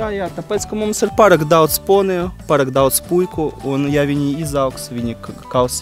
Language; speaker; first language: Latvian; non-native, local second language; Russian